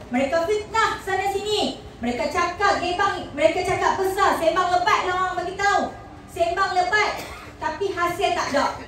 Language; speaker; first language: Malay; native; Malay